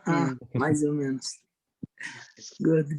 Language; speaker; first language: Portuguese; non-native, learner; Arabic